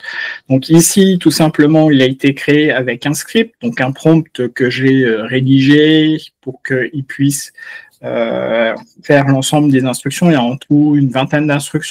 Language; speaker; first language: French; native; French